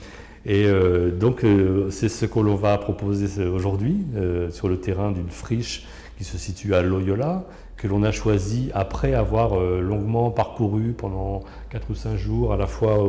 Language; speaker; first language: French; native; French